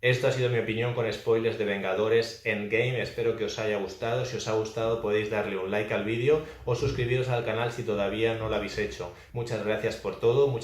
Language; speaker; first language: Spanish; native; Spanish